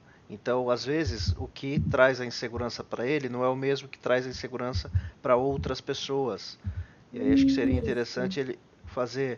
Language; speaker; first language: Portuguese; native; Portuguese